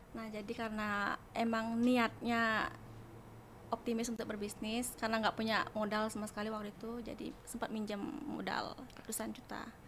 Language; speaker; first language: Indonesian; non-native, local second language; Balinese